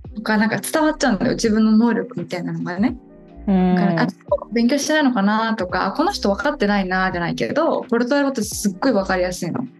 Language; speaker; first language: Japanese; non-native, local second language; Portuguese